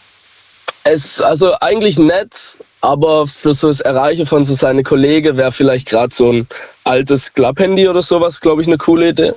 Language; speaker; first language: German; native; German